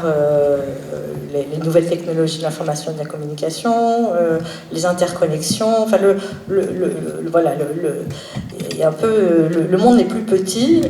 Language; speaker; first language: French; native; French